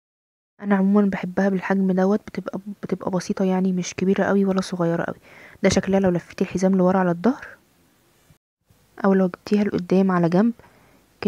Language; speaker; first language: Arabic; native; Arabic